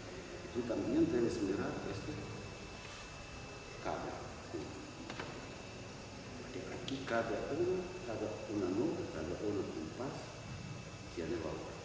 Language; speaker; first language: Spanish; non-native, learner; Russian